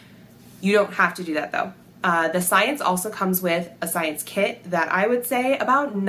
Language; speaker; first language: English; native; English